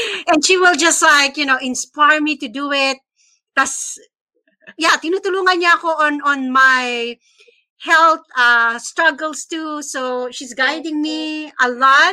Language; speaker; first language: English; non-native, local second language; Filipino